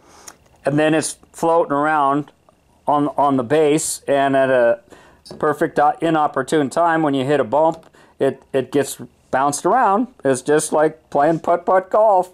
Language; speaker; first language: English; native; English